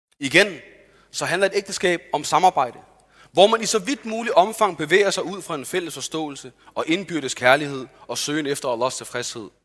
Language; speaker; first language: Danish; early bilingual, other home language; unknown